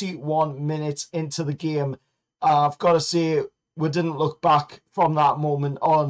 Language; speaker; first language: English; native; English